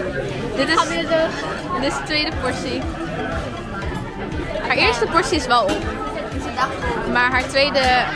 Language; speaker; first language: Dutch; early bilingual, other home language; Chinese